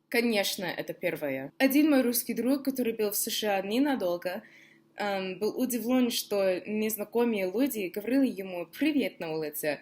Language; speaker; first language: Russian; non-native, fluent; English